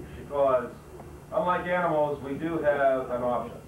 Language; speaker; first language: English; native; English